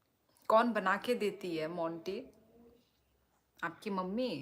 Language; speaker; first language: Hindi; non-native, local second language; Kok Borok